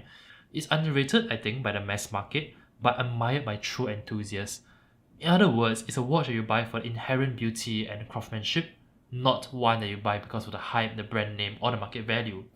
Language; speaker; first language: English; native; English